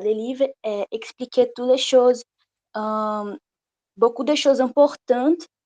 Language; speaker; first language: French; non-native, learner; Portuguese